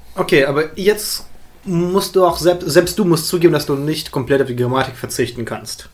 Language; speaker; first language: German; early bilingual, other home language; Russian